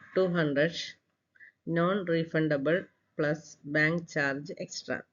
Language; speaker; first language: English; non-native, local second language; Malayalam